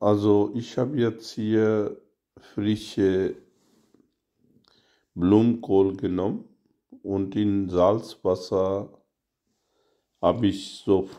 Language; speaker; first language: German; non-native, learner; Urdu